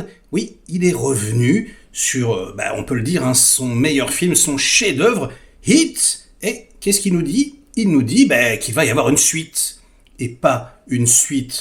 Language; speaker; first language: French; native; French